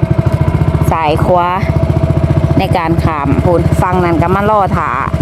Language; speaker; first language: Thai; native; Thai